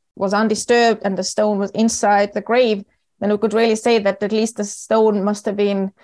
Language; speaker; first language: English; non-native, fluent; Estonian